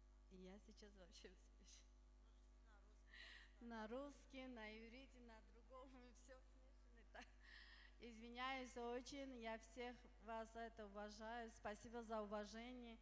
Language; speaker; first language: Russian; non-native, local second language; Tajik